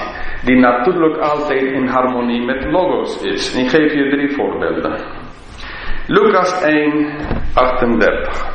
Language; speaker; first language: Dutch; non-native, fluent; English